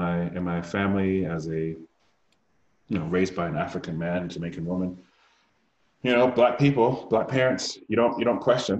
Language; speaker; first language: English; non-native, fluent; German